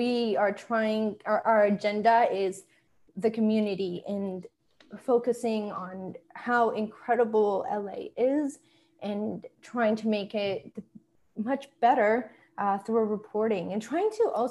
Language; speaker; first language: English; early bilingual, other home language; Spanish